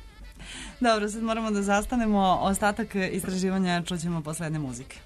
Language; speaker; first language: Serbian; native; Serbian